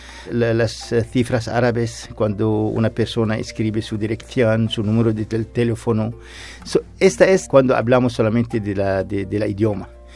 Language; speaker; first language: Spanish; non-native, fluent; Arabic